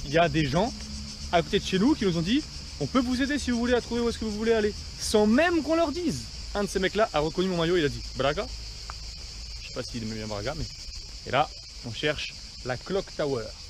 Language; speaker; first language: French; native; French